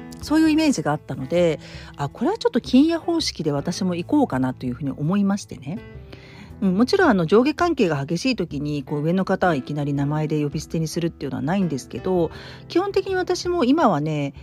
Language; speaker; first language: Japanese; native; Japanese